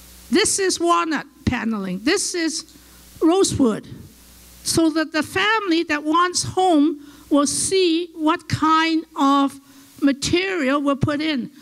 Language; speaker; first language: English; early bilingual, other home language; Chinese